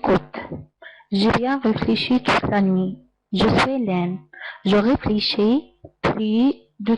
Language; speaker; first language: French; non-native, learner; Arabic